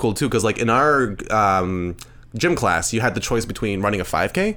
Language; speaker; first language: English; native; English